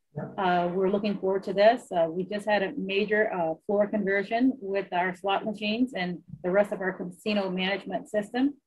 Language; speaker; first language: English; native; English